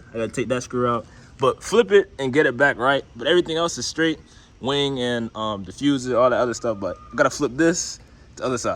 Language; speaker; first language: English; native; English